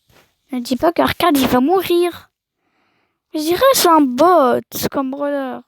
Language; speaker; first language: French; native; French